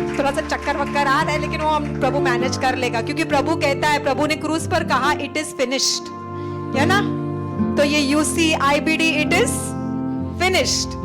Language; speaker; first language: Hindi; non-native, local second language; Marathi